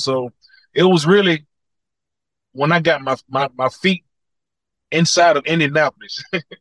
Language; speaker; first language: English; native; English